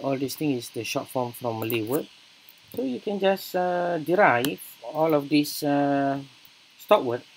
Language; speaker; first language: English; non-native, local second language; Malay